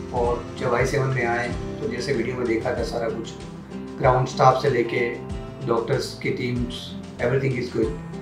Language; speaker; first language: Hindi; non-native, local second language; Gujarati